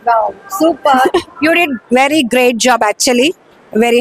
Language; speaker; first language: English; non-native, learner; Telugu